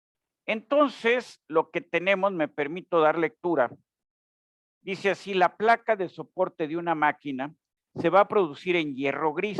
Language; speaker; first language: Spanish; native; Spanish